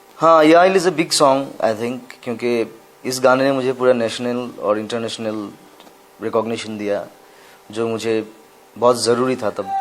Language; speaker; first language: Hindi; non-native, local second language; Assamese